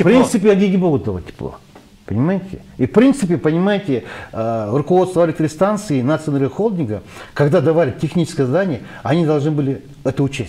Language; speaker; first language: Russian; non-native, local second language; Kyrgyz